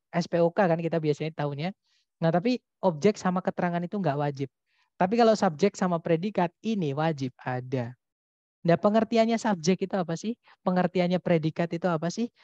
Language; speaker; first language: Indonesian; non-native, local second language; Javanese